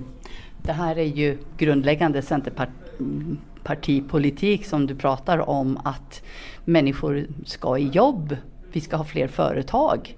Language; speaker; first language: Swedish; native; Swedish